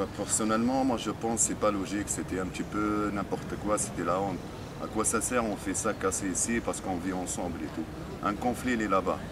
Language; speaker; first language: French; non-native, local second language; Arabic